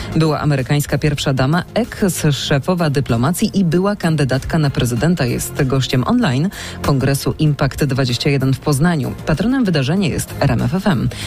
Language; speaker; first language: Polish; native; Polish